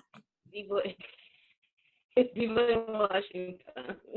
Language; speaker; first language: Spanish; non-native, learner; English